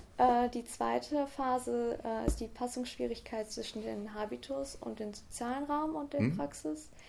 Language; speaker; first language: German; native; German